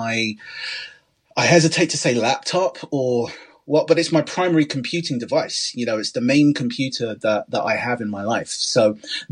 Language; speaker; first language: English; native; English